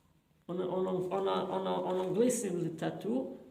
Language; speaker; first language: French; non-native, fluent; English